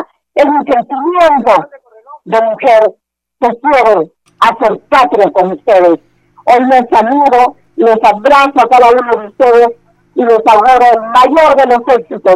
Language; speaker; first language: Spanish; native; Spanish